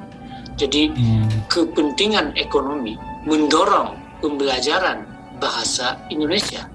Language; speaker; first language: Indonesian; non-native, fluent; Japanese